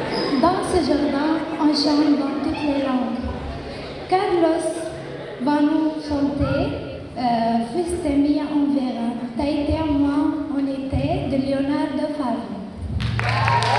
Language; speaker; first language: French; non-native, fluent; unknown